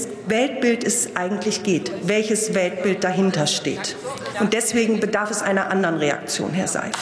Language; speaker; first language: German; native; German